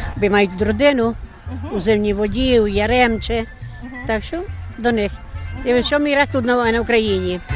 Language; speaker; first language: Ukrainian; early bilingual, heritage; Ukrainian